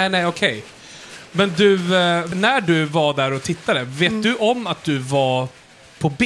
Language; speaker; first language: Swedish; native; Swedish